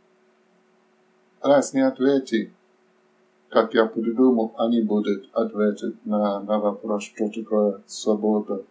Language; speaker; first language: Russian; non-native, fluent; English